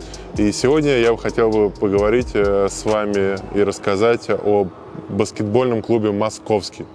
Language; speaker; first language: Russian; native; Russian